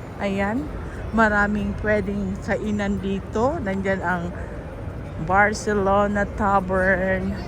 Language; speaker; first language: Filipino; non-native, local second language; Iloko